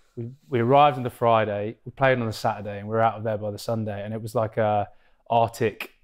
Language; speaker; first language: English; native; English